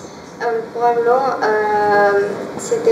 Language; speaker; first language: French; non-native, fluent; Russian